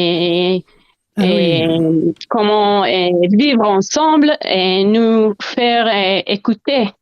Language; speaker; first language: French; non-native, learner; Hebrew